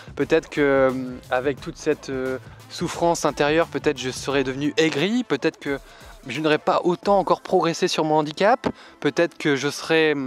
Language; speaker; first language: French; native; French